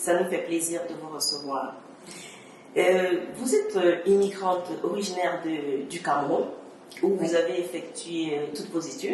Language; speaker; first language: French; native; French